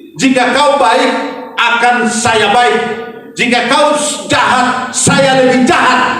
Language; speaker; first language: Indonesian; non-native, local second language; Batak Toba